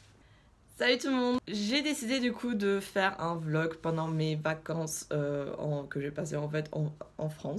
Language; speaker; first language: French; early bilingual, other home language; Russian